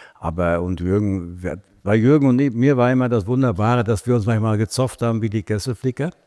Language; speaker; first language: German; native; German